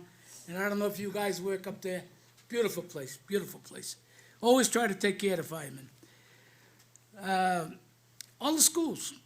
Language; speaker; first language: English; native; English